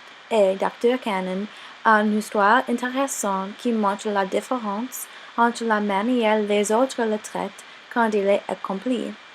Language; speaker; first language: French; non-native, learner; English